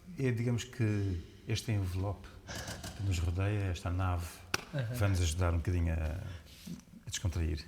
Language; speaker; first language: Portuguese; native; Portuguese